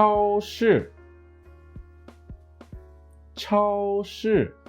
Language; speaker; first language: Chinese; non-native, fluent; English